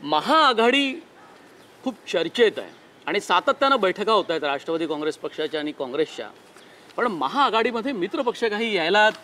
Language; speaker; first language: Marathi; native; Marathi